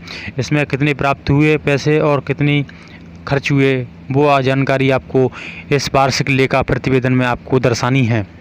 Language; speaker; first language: Hindi; native; Hindi